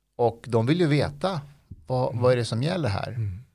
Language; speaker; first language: Swedish; early bilingual, other home language; Persian